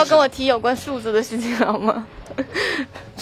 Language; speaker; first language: Chinese; native; Chinese